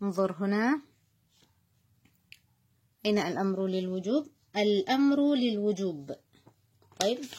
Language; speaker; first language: Arabic; non-native, fluent; Indonesian